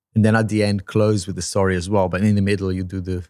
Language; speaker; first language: English; non-native, fluent; Portuguese